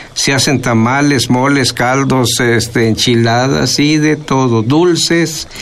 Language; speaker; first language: Spanish; non-native, local second language; Nahuatl languages